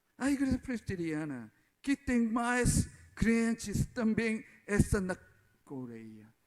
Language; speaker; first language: Portuguese; non-native, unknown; Korean